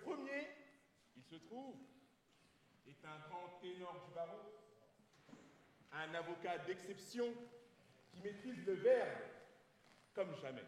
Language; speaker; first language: French; native; French